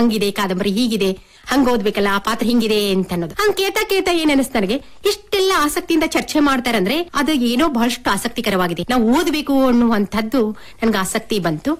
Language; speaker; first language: Kannada; native; Kannada